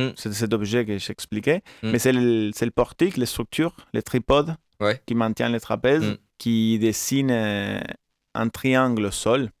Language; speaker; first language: French; non-native, fluent; Spanish